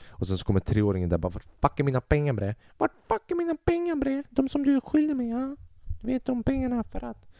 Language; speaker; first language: Swedish; early bilingual, other home language; Albanian